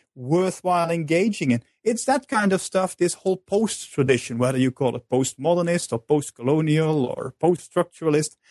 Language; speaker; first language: English; non-native, fluent; Dutch